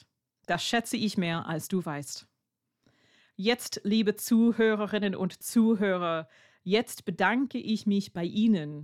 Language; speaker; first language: German; non-native, fluent; English